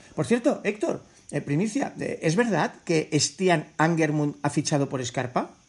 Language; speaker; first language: Spanish; native; Spanish